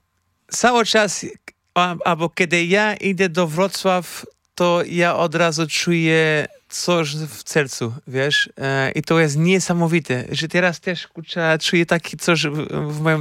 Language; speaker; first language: Polish; non-native, fluent; Portuguese